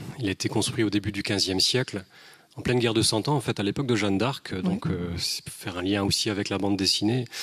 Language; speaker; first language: French; native; French